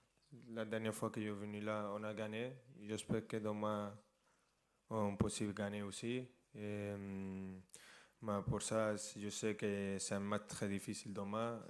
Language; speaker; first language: French; non-native, fluent; Spanish